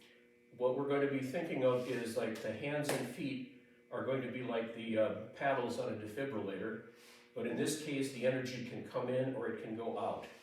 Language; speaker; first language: English; native; English